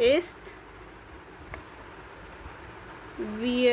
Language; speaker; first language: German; non-native, fluent; Hindi